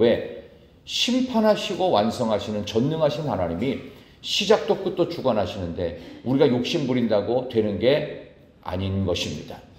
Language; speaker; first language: Korean; native; Korean